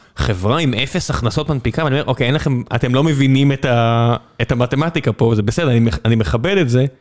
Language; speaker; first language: Hebrew; native; Hebrew